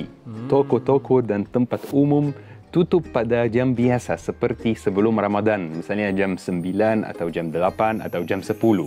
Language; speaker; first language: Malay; non-native, fluent; Arabic